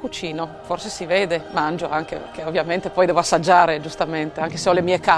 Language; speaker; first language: Italian; native; Italian